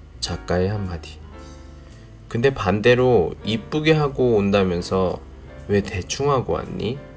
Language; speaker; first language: Korean; non-native, fluent; Chinese